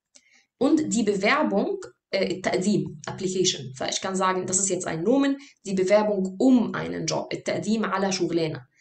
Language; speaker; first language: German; non-native, fluent; Arabic